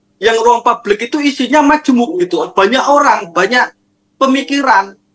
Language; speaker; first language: Indonesian; non-native, local second language; Madurese